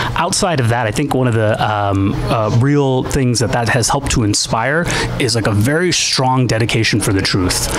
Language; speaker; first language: English; native; English